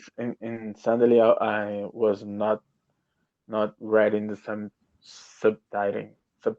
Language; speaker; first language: English; non-native, learner; Portuguese